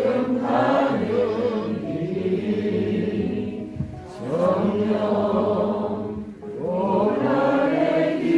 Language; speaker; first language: Korean; native; Korean